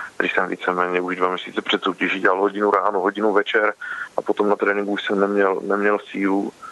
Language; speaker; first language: Czech; native; Czech